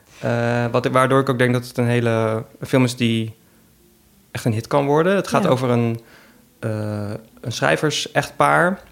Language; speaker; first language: Dutch; native; Dutch